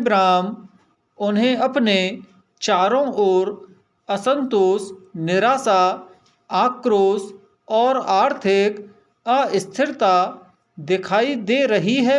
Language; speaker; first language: Hindi; native; Hindi